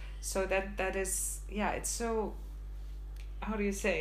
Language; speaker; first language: English; non-native, fluent; Dutch